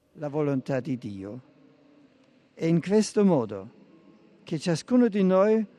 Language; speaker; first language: Italian; non-native, fluent; German